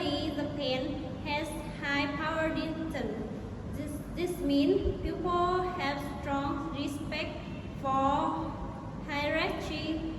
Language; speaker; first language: English; non-native, learner; Vietnamese